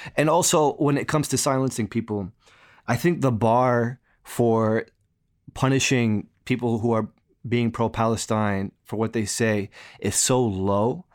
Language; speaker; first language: English; native; English